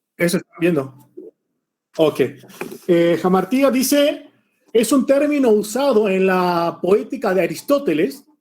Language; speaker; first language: Spanish; early bilingual, other home language; Korean